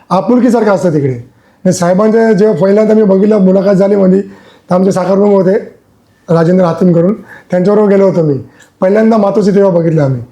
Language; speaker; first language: Marathi; non-native, local second language; Gujarati